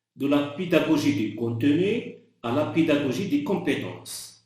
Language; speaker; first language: French; non-native, local second language; Arabic